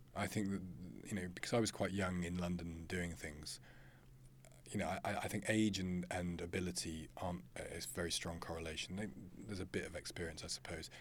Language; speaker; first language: English; native; English